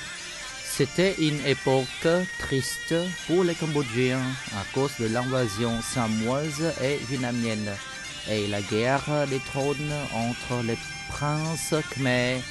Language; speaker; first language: French; non-native, fluent; Khmer